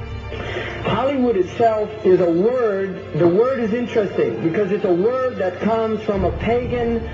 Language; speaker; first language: English; native; English